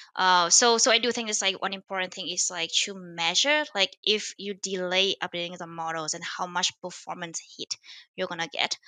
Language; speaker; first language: English; non-native, fluent; Vietnamese